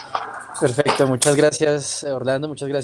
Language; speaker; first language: Spanish; native; Spanish